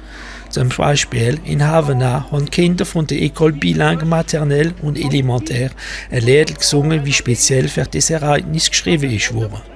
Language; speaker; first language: German; non-native, local second language; French